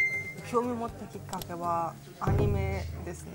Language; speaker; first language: Japanese; non-native, fluent; Italian